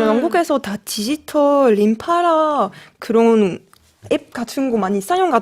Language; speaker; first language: Korean; non-native, fluent; French